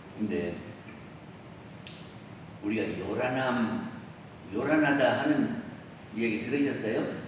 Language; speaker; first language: Korean; native; Korean